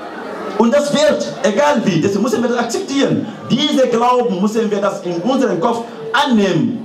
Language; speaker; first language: German; non-native, learner; Fula